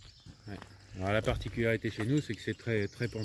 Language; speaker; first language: French; native; French